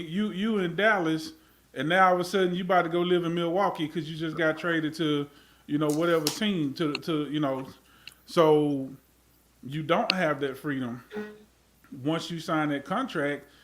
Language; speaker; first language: English; native; English